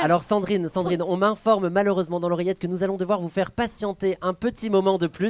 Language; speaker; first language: French; native; French